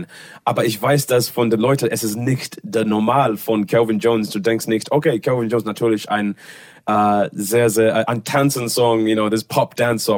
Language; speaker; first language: German; non-native, learner; English